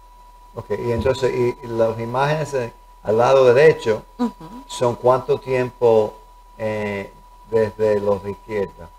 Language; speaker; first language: Spanish; early bilingual, heritage; Spanish